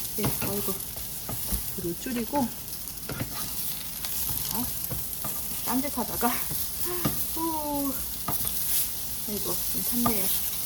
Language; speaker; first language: Korean; native; Korean